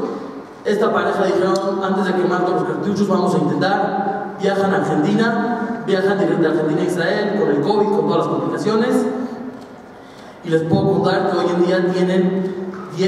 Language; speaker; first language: Spanish; native; Spanish